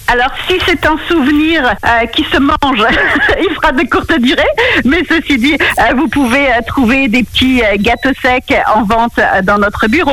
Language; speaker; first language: French; native; French